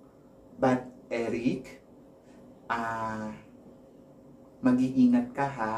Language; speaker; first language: Filipino; native; Filipino